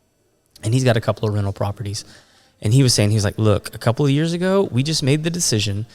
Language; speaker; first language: English; native; English